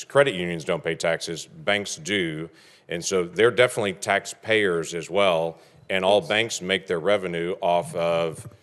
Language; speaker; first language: English; native; English